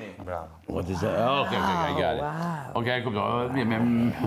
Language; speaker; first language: English; non-native, learner; Albanian